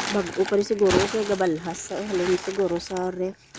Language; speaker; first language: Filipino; non-native, local second language; Hiligaynon